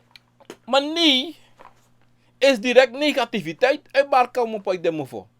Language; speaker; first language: Dutch; non-native, local second language; Sranan Tongo